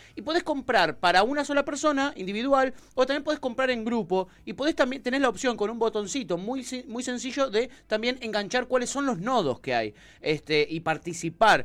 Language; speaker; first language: Spanish; native; Spanish